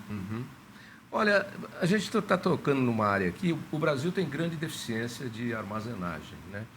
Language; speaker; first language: Portuguese; native; Portuguese